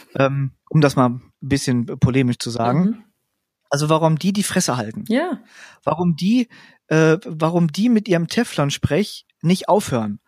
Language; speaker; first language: German; native; German